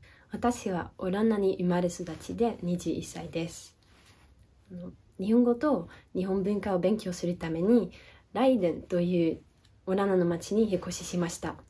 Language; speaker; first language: Japanese; non-native, fluent; Dutch